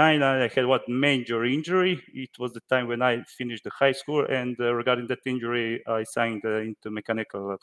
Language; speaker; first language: English; non-native, learner; Croatian